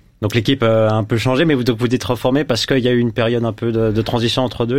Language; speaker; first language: French; native; French